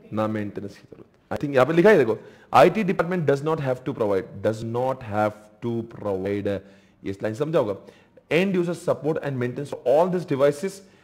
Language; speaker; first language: Hindi; native; Hindi